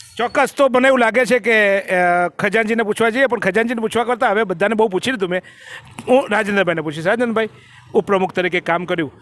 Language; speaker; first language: Gujarati; native; Gujarati